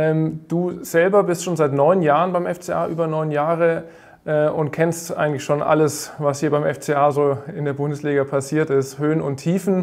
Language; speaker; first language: German; native; German